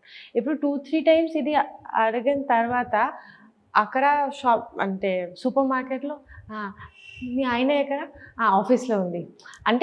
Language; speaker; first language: Telugu; non-native, fluent; Bangla